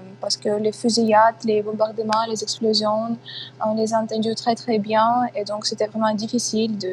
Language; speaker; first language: French; non-native, fluent; Ukrainian